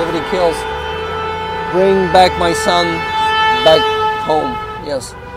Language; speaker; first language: English; non-native, fluent; Ukrainian